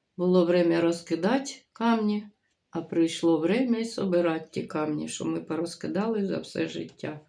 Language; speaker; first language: Ukrainian; native; Ukrainian